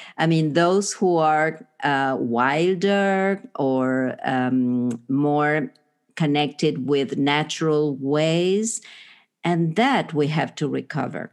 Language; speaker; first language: English; non-native, fluent; Spanish